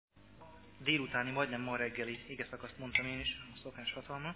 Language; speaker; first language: Hungarian; non-native, learner; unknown